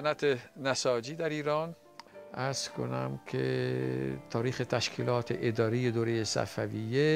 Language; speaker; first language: Persian; non-native, fluent; Dutch